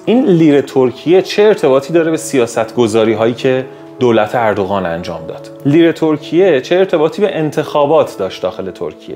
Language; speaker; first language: Persian; native; Persian